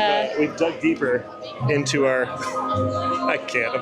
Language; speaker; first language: English; native; English